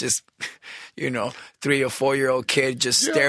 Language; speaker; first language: English; non-native, fluent; Spanish